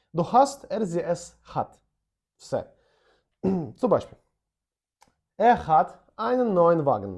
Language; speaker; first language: German; non-native, fluent; Ukrainian